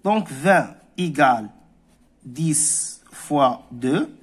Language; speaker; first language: French; non-native, local second language; Arabic